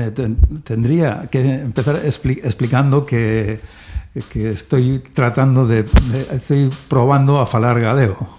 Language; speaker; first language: Galician; non-native, learner; Spanish